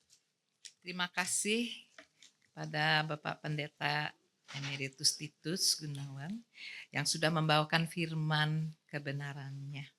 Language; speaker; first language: Indonesian; native; Indonesian